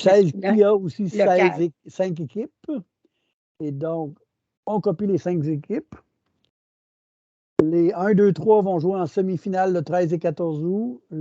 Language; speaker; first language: French; native; French